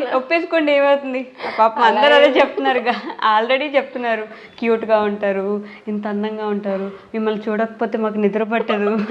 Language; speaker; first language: Telugu; native; Telugu